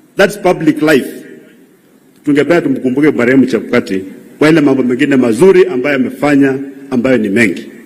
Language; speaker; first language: Swahili; non-native, local second language; Luyia